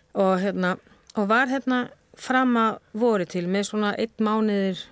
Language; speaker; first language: Icelandic; non-native, fluent; Spanish